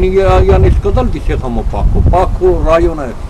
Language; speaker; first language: Russian; non-native, learner; Azerbaijani